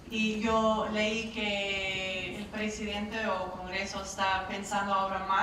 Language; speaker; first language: Spanish; non-native, learner; English